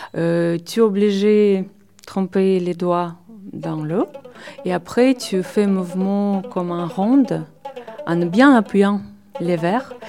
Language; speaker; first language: French; non-native, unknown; Russian